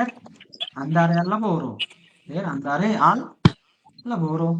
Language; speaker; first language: Italian; non-native, fluent; Bangla